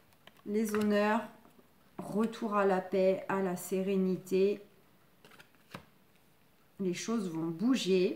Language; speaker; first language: French; native; French